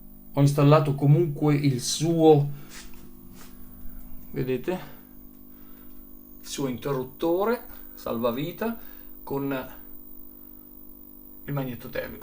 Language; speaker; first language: Italian; native; Italian